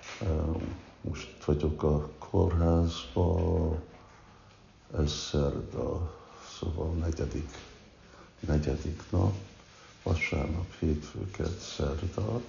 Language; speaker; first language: Hungarian; early bilingual, heritage; Hungarian